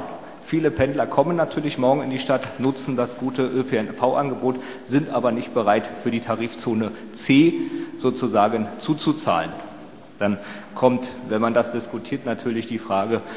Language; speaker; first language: German; native; German